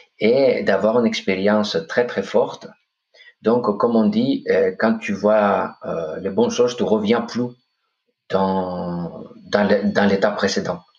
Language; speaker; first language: French; non-native, fluent; Greek